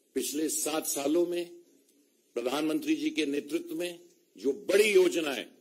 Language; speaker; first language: Hindi; native; Hindi